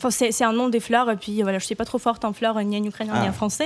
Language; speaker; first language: French; non-native, fluent; Ukrainian